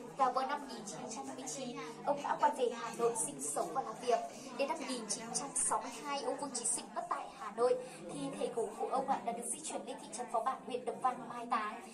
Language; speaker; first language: Vietnamese; non-native, local second language; Hmong